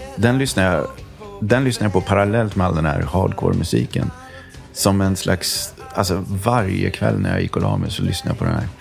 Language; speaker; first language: Swedish; native; Swedish